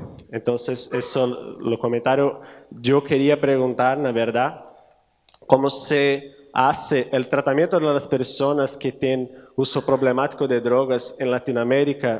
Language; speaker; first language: Spanish; non-native, learner; Portuguese